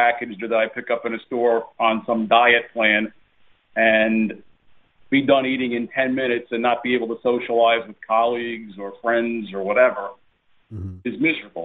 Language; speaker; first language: English; native; English